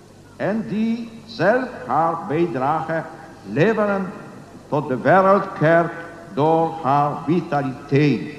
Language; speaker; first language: Dutch; non-native, learner; Polish